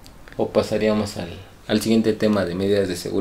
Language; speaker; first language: Spanish; native; Spanish